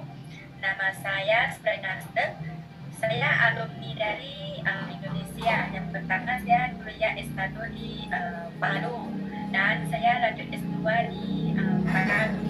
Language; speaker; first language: Indonesian; non-native, fluent; Thai